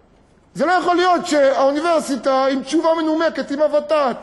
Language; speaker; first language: Hebrew; native; Hebrew